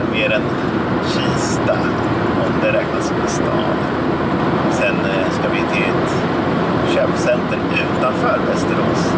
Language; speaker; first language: Swedish; native; Swedish